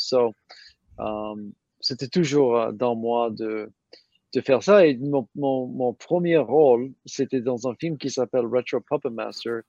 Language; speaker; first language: French; non-native, learner; English